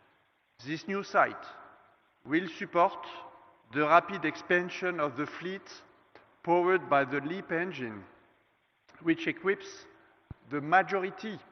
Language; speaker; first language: English; non-native, fluent; French